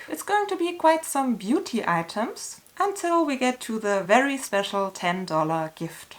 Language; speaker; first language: English; non-native, fluent; German